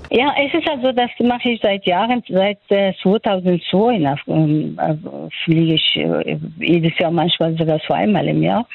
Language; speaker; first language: German; non-native, fluent; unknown